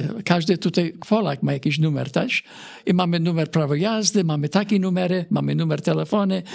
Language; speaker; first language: Polish; early bilingual, heritage; Polish